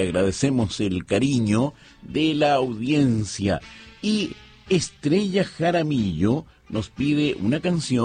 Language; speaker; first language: Spanish; native; Spanish